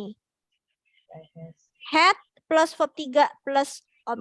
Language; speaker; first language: English; non-native, fluent; Indonesian